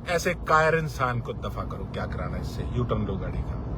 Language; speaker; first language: Hindi; non-native, local second language; Punjabi